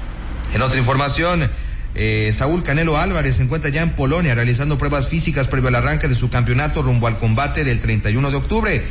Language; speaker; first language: Spanish; native; Spanish